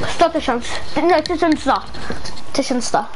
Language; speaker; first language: Polish; early bilingual, heritage; Polish